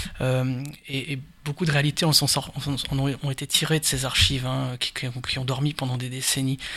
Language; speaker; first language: French; native; French